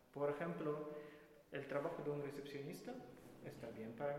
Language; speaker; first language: Spanish; non-native, fluent; Russian